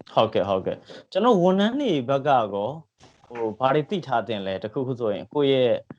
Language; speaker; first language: Burmese; native; Burmese